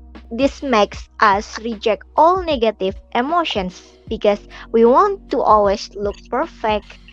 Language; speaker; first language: English; non-native, fluent; Indonesian